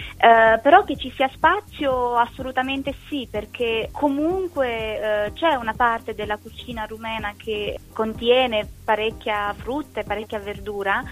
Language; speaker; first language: Italian; non-native, fluent; Romanian